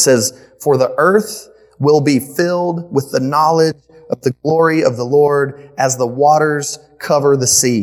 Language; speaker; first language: English; native; English